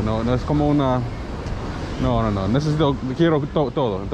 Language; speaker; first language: Spanish; non-native, learner; English